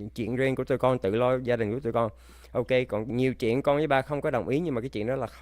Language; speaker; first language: Vietnamese; early bilingual, heritage; Vietnamese